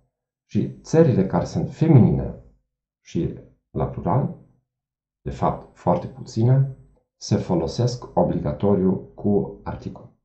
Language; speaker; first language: Romanian; non-native, fluent; German